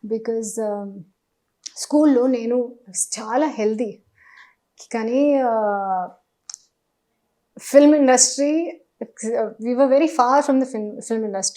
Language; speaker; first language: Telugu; non-native, learner; Hindi